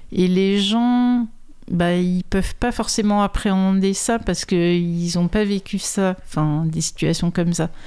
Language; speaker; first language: French; native; French